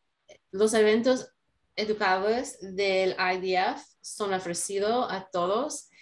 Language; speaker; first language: Spanish; non-native, learner; English